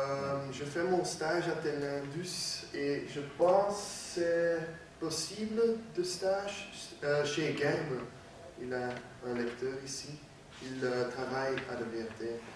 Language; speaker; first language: French; non-native, learner; Dutch